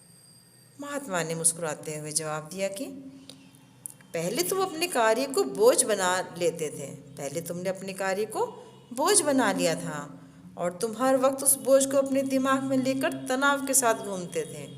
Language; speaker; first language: Hindi; native; Hindi